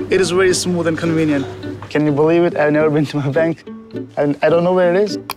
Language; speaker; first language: English; non-native, local second language; Kashmiri